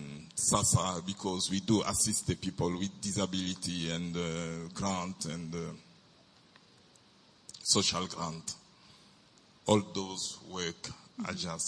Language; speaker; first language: English; non-native, fluent; French